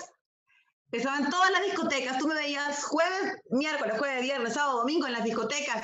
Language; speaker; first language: Spanish; native; Spanish